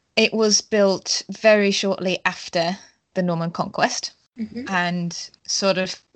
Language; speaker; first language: English; non-native, fluent; German